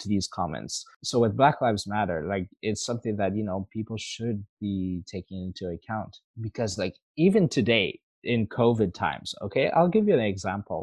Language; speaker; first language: English; native; English